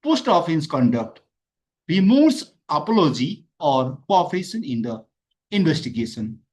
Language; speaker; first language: English; non-native, local second language; Nepali